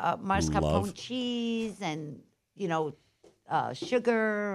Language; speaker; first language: English; early bilingual, other home language; Italian